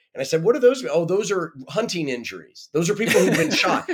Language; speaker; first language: English; native; English